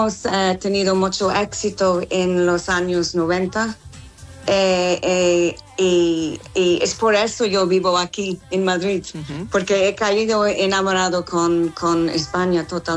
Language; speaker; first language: Spanish; non-native, learner; English